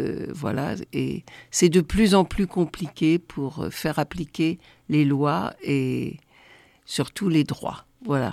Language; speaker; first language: French; native; French